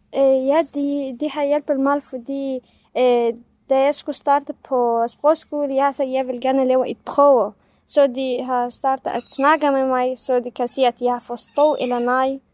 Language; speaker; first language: Danish; non-native, fluent; Kurdish